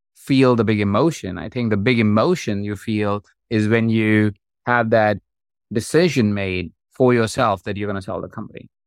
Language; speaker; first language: English; non-native, local second language; Hindi